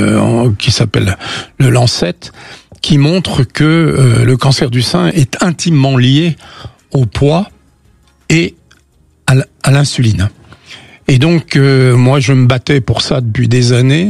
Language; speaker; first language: French; native; French